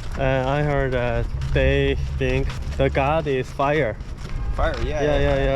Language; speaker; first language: English; non-native, learner; Korean